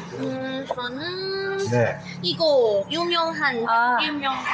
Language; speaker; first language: Korean; non-native, learner; Thai